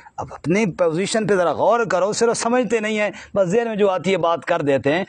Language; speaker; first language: Urdu; non-native, local second language; Punjabi